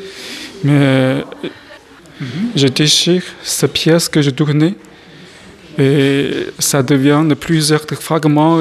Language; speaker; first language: French; non-native, fluent; Chinese